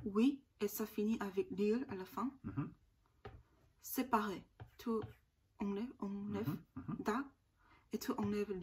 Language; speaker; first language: French; non-native, learner; Korean